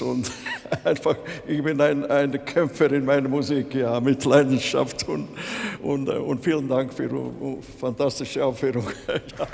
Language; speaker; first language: German; non-native, learner; Latvian